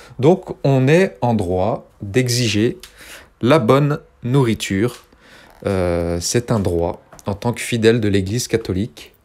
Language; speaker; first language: French; early bilingual, other home language; Kabyle